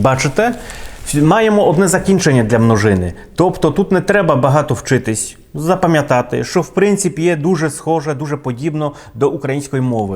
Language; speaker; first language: Ukrainian; non-native, fluent; Polish